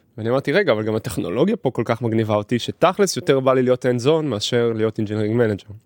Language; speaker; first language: Hebrew; native; Hebrew